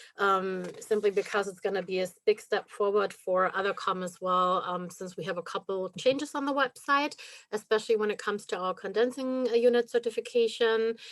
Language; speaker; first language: English; non-native, fluent; German